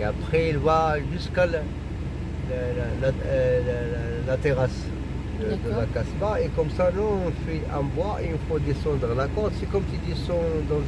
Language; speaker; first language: French; non-native, local second language; Arabic